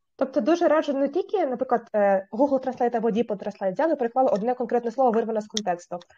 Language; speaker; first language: Ukrainian; native; Ukrainian